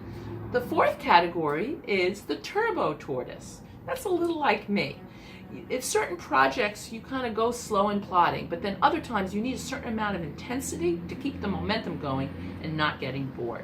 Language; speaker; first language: English; native; English